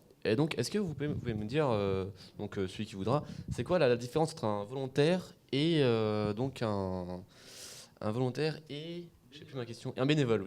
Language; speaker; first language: French; native; French